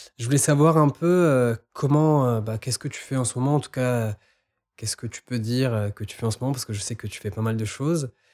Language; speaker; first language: French; native; French